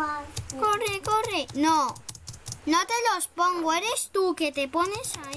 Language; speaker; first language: Spanish; native; Spanish